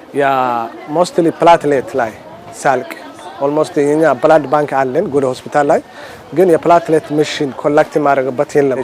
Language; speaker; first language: Amharic; non-native, local second language; Somali